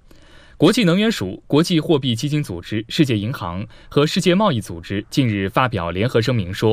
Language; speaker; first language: Chinese; native; Chinese